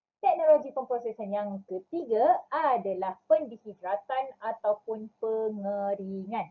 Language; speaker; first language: Malay; native; Malay